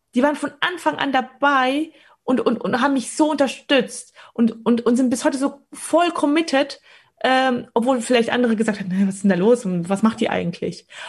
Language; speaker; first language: German; early bilingual, other home language; Polish